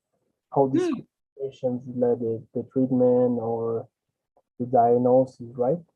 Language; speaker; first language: English; non-native, learner; Spanish